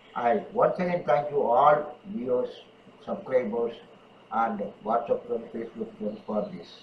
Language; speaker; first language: English; non-native, local second language; Tamil